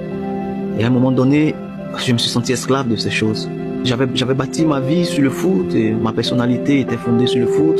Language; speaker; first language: French; native; French